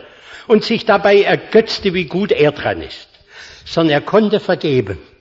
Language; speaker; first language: German; native; German